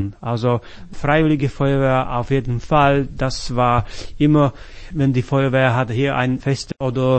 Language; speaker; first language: German; non-native, fluent; Slovak